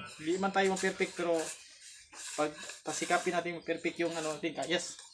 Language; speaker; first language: Filipino; non-native, local second language; Cebuano